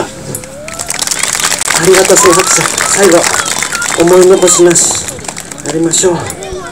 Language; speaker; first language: Japanese; non-native, fluent; English